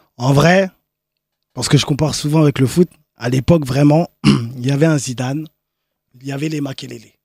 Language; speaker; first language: French; native; French